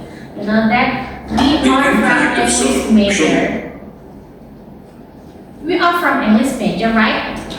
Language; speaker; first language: English; non-native, fluent; Indonesian